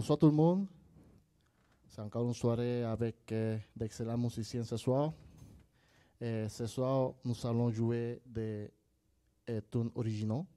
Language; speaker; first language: French; non-native, learner; Spanish